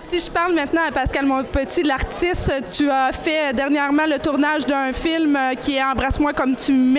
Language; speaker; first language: French; native; French